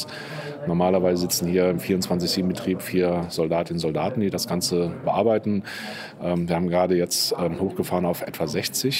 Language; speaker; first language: German; native; German